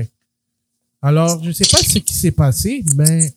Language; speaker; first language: French; native; French